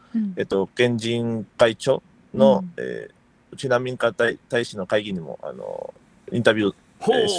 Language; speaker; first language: Japanese; non-native, fluent; Spanish